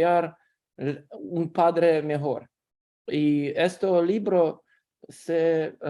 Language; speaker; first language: Spanish; non-native, learner; Russian